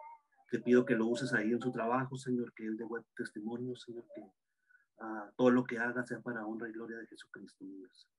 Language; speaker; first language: Spanish; native; Spanish